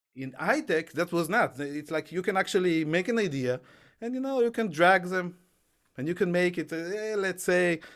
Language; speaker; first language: English; non-native, fluent; Hebrew